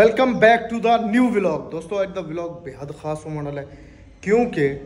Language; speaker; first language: Urdu; non-native, local second language; Punjabi